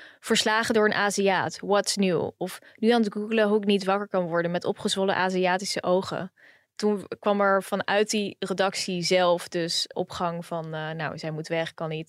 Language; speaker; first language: Dutch; native; Dutch